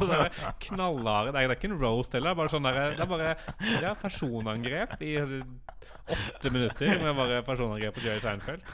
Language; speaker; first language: Norwegian; native; Norwegian